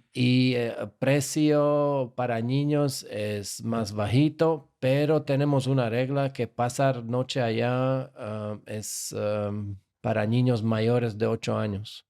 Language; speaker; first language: Spanish; non-native, fluent; Slovak